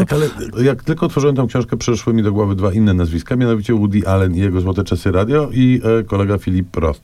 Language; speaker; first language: Polish; native; Polish